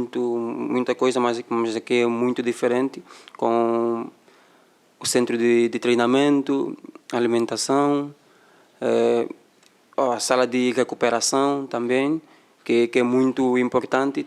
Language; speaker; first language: Portuguese; non-native, fluent; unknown